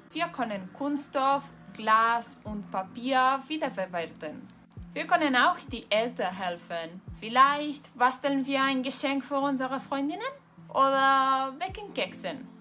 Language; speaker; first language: German; non-native, learner; Spanish